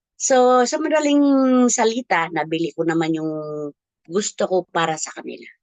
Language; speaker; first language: Filipino; non-native, local second language; Cebuano